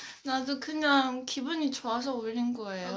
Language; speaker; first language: Korean; non-native, local second language; Chinese